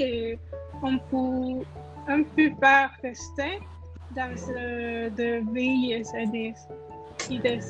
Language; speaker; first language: French; non-native, learner; Spanish